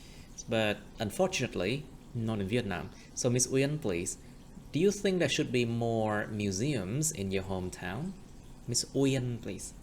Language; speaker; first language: English; non-native, fluent; Vietnamese